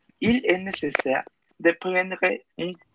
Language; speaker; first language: French; non-native, learner; Spanish